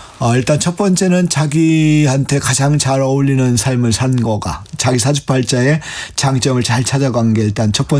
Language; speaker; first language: Korean; native; Korean